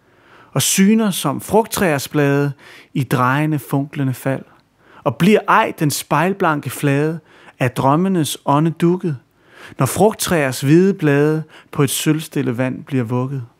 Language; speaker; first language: Danish; native; Danish